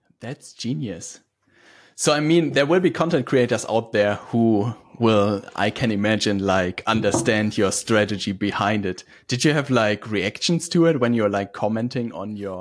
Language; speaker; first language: English; non-native, fluent; German